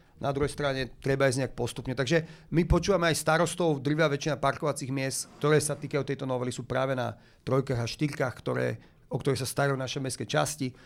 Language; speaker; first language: Slovak; native; Slovak